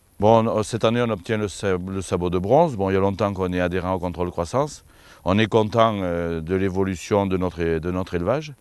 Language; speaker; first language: French; native; French